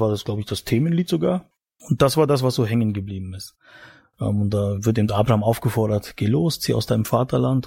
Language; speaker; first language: German; native; German